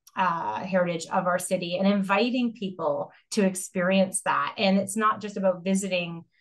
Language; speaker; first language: English; native; English